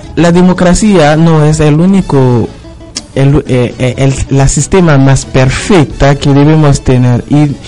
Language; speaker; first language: Spanish; non-native, learner; Haitian Creole